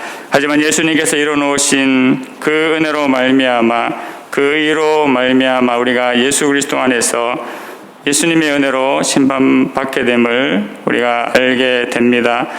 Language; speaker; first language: Korean; native; Korean